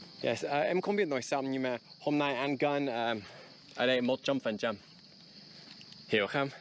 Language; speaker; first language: Vietnamese; non-native, learner; English